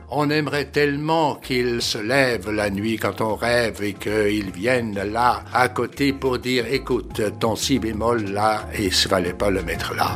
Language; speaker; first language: French; native; French